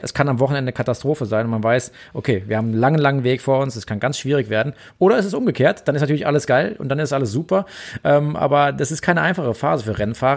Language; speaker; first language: German; native; German